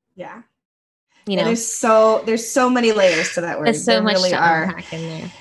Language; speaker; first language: English; native; English